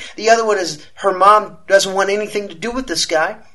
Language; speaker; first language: English; native; English